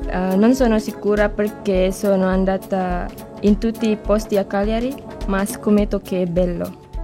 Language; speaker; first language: Italian; non-native, learner; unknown